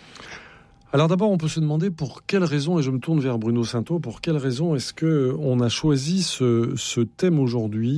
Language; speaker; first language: French; native; French